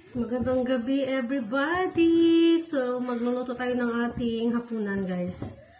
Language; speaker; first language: Filipino; non-native, local second language; Hiligaynon